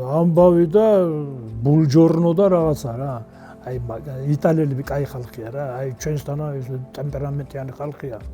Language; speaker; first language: Georgian; non-native, local second language; Svan